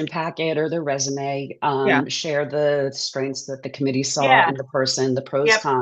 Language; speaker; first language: English; native; English